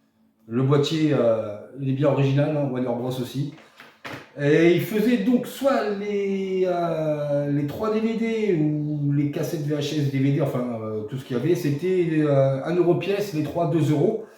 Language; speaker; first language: French; native; French